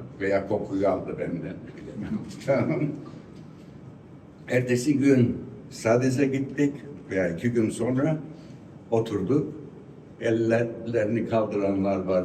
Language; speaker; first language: Turkish; early bilingual, heritage; Turkish